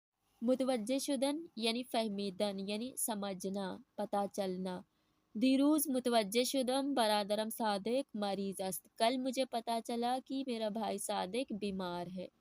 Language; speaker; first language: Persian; non-native, fluent; Urdu